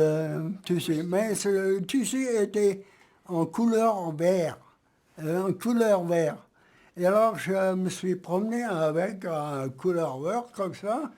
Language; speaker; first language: French; early bilingual, other home language; German